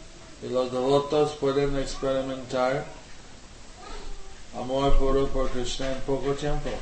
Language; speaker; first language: Spanish; non-native, learner; English